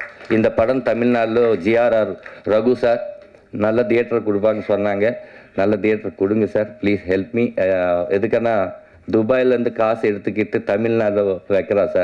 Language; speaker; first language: Tamil; non-native, learner; Telugu